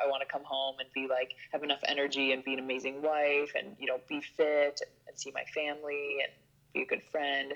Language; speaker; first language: English; native; English